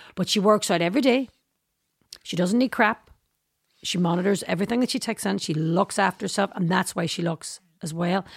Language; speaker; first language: English; native; English